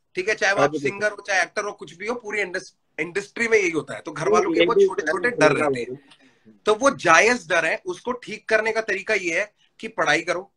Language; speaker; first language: Hindi; native; Hindi